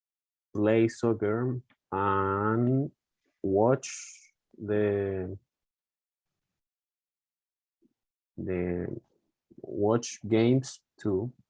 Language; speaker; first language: English; non-native, learner; Spanish